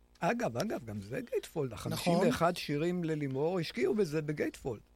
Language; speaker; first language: Hebrew; native; Hebrew